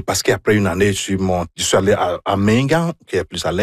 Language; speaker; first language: French; non-native, fluent; Igbo